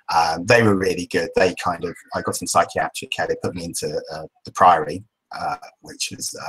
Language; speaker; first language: English; native; English